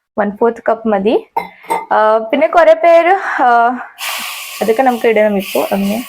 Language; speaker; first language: Malayalam; non-native, fluent; Hindi